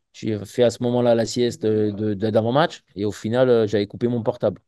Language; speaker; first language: French; native; French